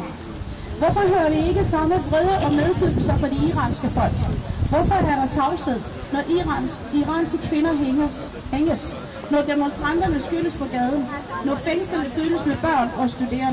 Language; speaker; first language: Danish; non-native, fluent; Persian